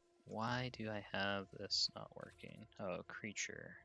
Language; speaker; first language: English; native; English